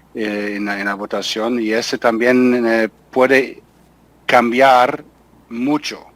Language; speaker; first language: Spanish; non-native, fluent; German